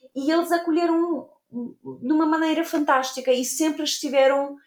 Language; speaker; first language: Portuguese; non-native, fluent; Ukrainian